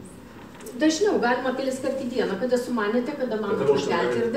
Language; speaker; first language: Lithuanian; native; Lithuanian